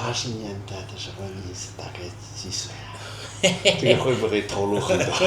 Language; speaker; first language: Chinese; non-native, local second language; Tibetan